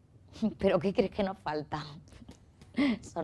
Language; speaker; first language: Spanish; native; Spanish